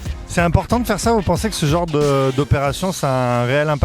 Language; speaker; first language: French; native; French